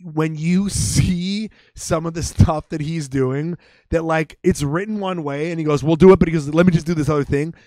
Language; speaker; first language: English; native; English